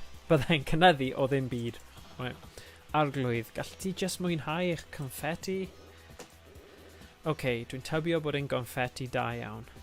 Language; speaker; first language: Welsh; non-native, local second language; English